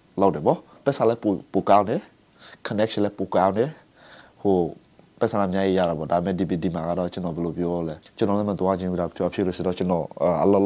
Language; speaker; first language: Burmese; non-native, local second language; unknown